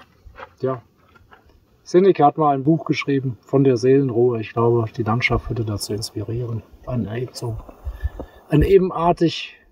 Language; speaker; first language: German; native; German